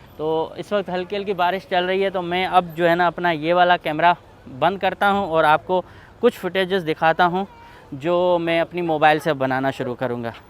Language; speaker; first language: Urdu; non-native, local second language; Sindhi